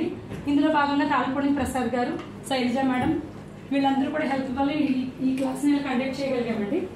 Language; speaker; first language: Telugu; native; Telugu